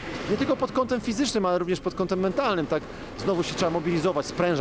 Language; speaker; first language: Polish; native; Polish